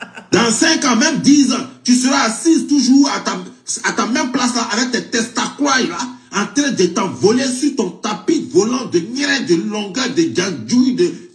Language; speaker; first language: French; non-native, local second language; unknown